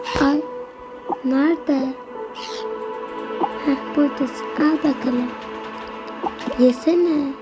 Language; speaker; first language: Turkish; native; Turkish